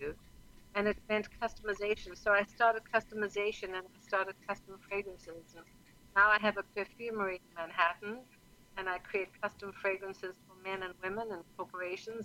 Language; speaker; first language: English; native; English